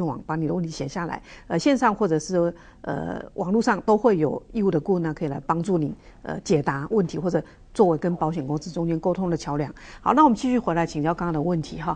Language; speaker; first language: Chinese; native; Chinese